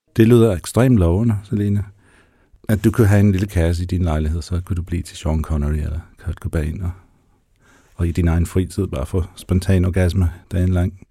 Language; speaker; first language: Danish; native; Danish